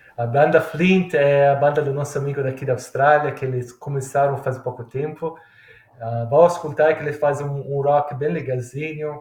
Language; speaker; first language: Portuguese; non-native, fluent; Italian